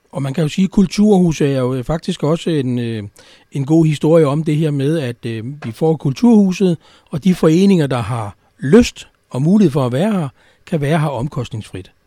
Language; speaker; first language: Danish; native; Danish